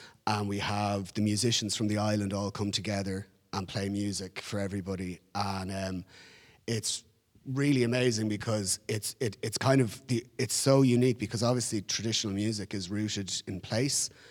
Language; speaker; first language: English; native; English